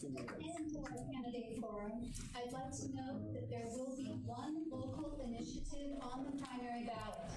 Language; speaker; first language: English; native; English